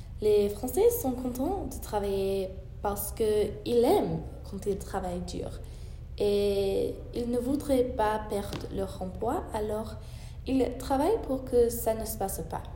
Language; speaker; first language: French; non-native, learner; English